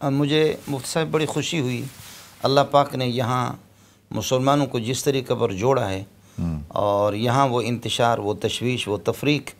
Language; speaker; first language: Urdu; non-native, local second language; Brahui